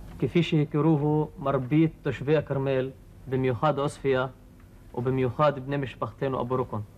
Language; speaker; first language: Hebrew; non-native, local second language; Arabic